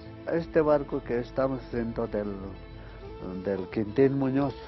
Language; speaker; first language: Spanish; non-native, local second language; Aymara